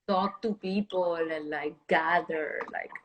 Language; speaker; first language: English; non-native, fluent; Spanish